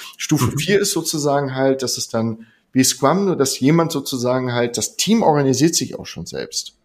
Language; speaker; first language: German; native; German